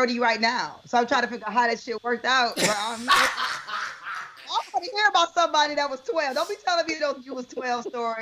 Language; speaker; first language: English; native; English